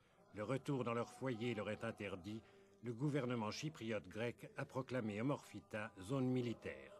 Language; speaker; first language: French; native; French